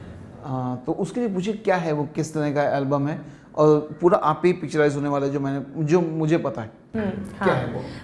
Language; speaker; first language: Hindi; native; Hindi